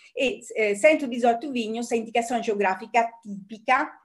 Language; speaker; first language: Portuguese; non-native, fluent; Italian